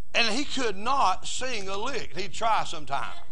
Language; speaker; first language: English; native; English